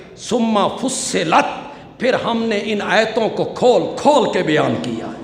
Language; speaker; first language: Urdu; non-native, local second language; Punjabi